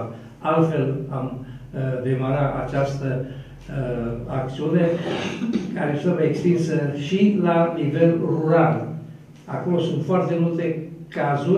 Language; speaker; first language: Romanian; native; Romanian